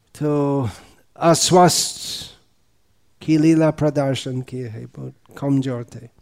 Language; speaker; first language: Hindi; non-native, fluent; English